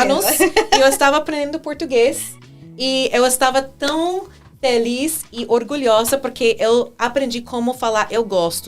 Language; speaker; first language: Portuguese; non-native, fluent; English